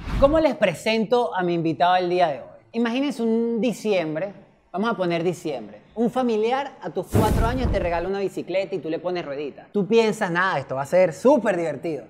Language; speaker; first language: Spanish; native; Spanish